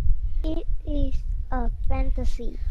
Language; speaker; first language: English; non-native, learner; Vietnamese